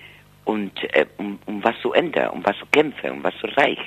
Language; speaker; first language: German; non-native, fluent; Spanish